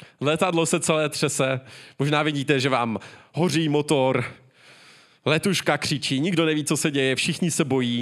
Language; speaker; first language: Czech; native; Czech